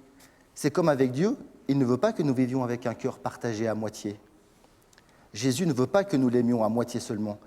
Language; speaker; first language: French; native; French